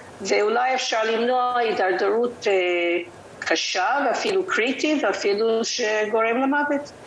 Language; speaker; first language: Hebrew; non-native, fluent; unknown